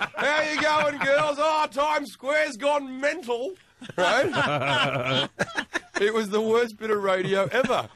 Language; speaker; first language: English; native; English